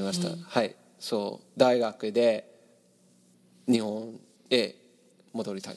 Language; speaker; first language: Japanese; non-native, learner; English